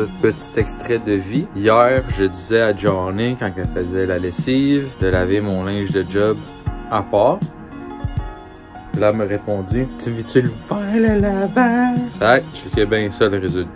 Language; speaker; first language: French; native; French